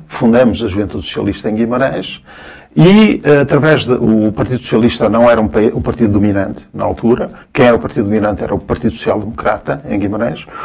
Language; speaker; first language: Portuguese; early bilingual, other home language; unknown